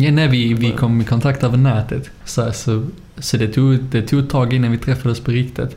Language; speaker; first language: Swedish; native; Swedish